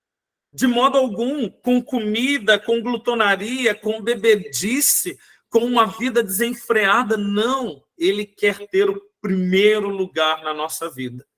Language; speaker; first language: Portuguese; native; Portuguese